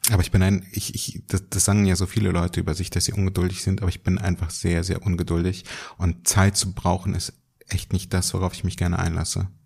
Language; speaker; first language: German; early bilingual, other home language; Russian